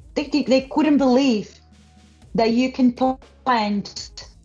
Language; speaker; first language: English; non-native, learner; Portuguese